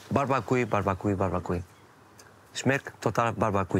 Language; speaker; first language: German; non-native, learner; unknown